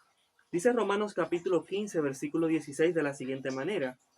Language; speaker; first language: Spanish; native; Spanish